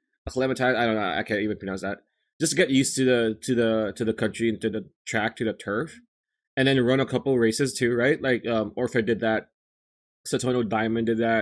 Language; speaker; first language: English; native; English